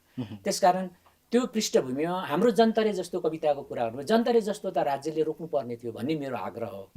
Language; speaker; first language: Nepali; non-native, local second language; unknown